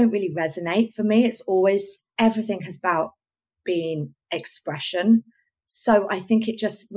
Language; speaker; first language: English; native; English